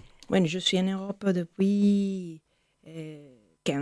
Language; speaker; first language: French; non-native, fluent; Spanish